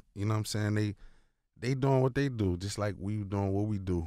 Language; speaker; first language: English; native; English